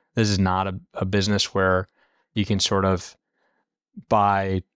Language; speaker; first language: English; native; English